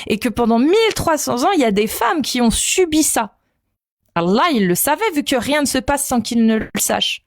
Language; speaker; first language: French; native; French